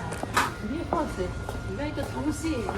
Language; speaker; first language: Japanese; native; Japanese